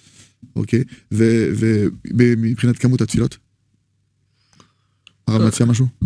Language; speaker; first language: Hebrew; non-native, fluent; French